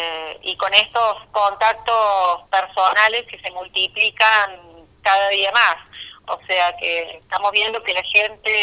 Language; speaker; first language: Spanish; native; Spanish